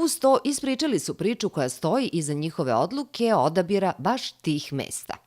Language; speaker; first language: Serbian; native; Serbian